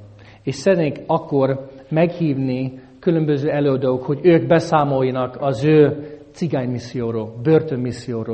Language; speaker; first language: Hungarian; non-native, fluent; English